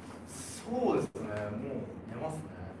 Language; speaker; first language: Japanese; native; Japanese